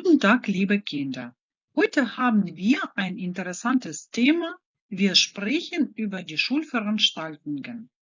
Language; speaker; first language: German; non-native, fluent; Ukrainian